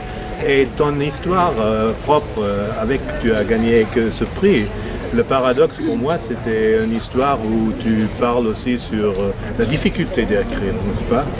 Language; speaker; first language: French; non-native, fluent; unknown